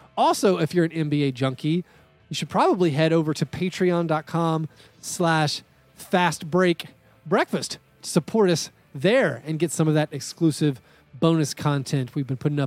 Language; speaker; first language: English; native; English